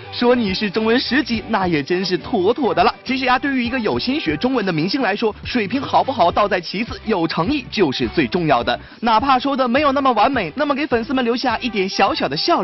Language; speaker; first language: Chinese; native; Chinese